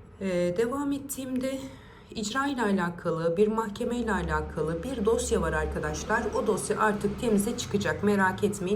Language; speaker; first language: Turkish; native; Turkish